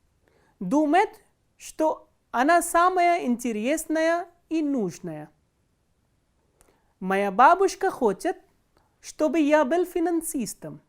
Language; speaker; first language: Russian; non-native, fluent; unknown